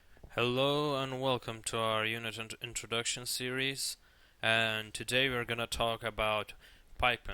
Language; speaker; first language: English; non-native, fluent; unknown